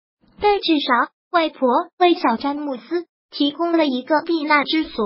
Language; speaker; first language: Chinese; native; Chinese